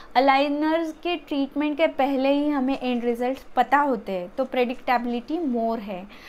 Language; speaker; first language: Hindi; non-native, local second language; Marathi